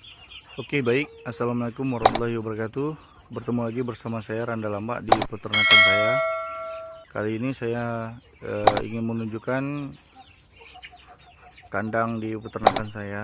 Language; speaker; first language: Indonesian; native; Indonesian